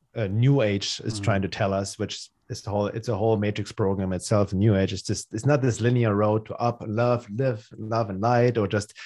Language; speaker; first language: English; non-native, fluent; German